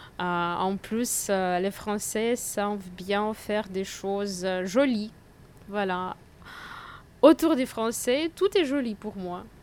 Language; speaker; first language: French; non-native, fluent; Russian